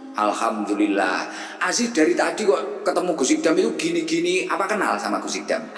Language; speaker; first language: Indonesian; native; Indonesian